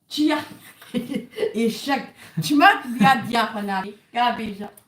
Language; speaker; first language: German; non-native, learner; Kurdish